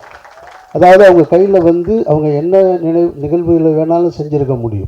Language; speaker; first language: Tamil; native; Tamil